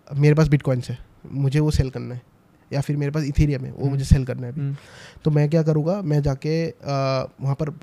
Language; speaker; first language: Hindi; non-native, local second language; Assamese